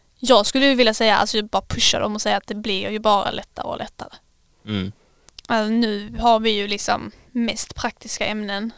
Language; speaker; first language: Swedish; native; Swedish